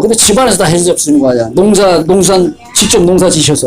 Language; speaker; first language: Korean; native; Korean